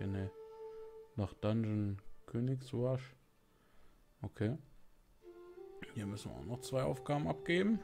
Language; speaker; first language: German; native; German